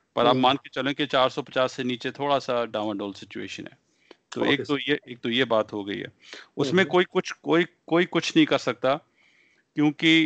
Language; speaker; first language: Hindi; native; Hindi